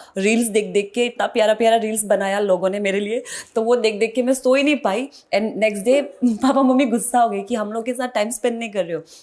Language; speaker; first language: Hindi; non-native, local second language; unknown